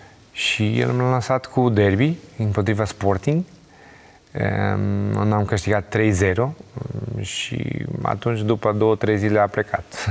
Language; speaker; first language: Romanian; non-native, learner; Portuguese